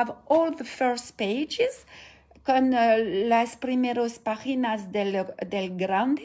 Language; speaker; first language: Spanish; non-native, learner; French